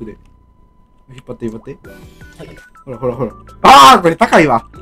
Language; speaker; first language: Japanese; native; Japanese